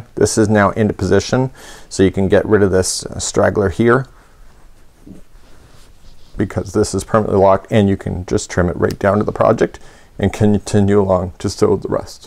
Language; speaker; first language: English; native; English